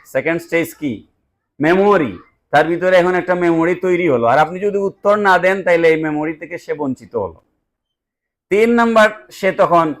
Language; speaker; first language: Bangla; native; Bangla